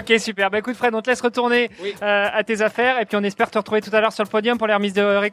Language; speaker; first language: French; native; French